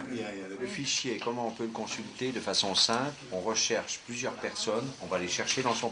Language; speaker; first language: French; native; French